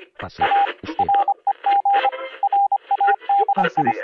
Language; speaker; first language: Spanish; native; Spanish